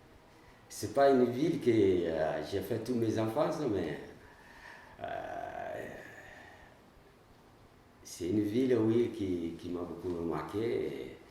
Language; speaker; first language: French; non-native, learner; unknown